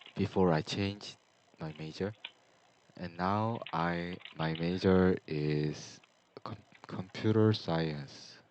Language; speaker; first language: English; non-native, learner; Korean